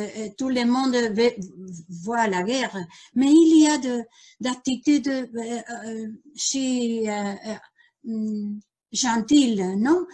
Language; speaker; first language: French; non-native, learner; Spanish